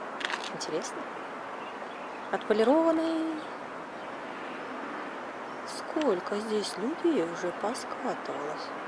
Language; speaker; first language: Russian; native; Russian